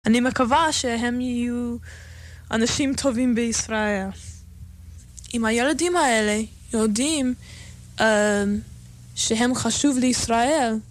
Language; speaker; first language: Hebrew; non-native, fluent; English